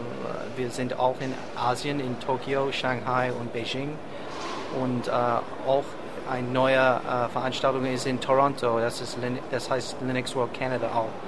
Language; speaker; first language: German; non-native, learner; English